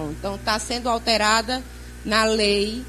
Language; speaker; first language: Portuguese; native; Portuguese